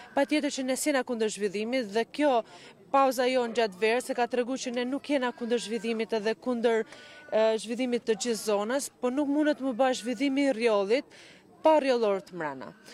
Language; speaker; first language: Albanian; native; Albanian